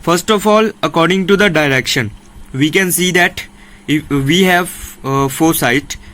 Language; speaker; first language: English; non-native, local second language; Punjabi